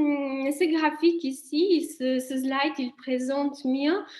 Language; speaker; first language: French; non-native, fluent; Italian